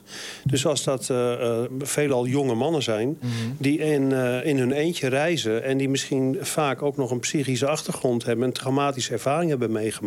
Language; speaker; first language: Dutch; native; Dutch